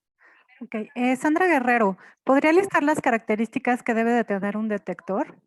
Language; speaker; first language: Spanish; native; Spanish